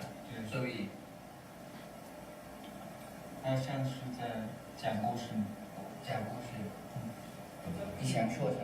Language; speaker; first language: Chinese; non-native, learner; Thai